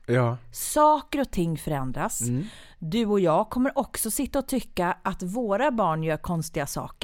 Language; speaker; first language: Swedish; native; Swedish